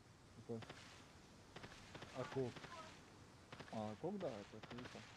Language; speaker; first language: Russian; native; Russian